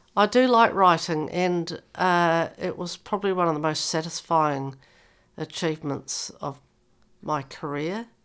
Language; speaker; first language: English; native; English